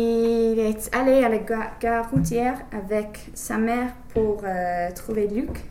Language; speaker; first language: French; non-native, learner; English